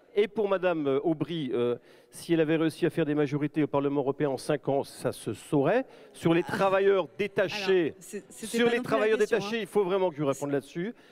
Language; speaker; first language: French; native; French